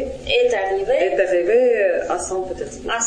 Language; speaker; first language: French; non-native, learner; Russian